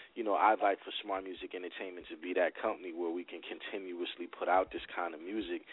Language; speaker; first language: English; native; English